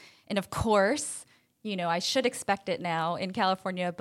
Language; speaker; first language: English; native; English